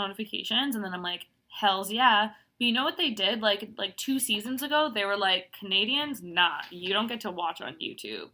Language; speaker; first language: English; non-native, fluent; Hungarian